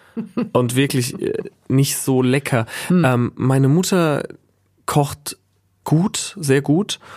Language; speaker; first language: German; native; German